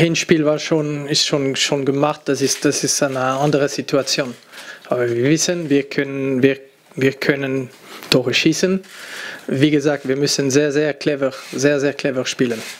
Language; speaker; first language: German; non-native, fluent; French